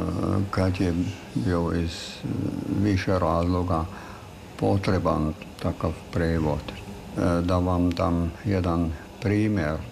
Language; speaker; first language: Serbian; non-native, fluent; German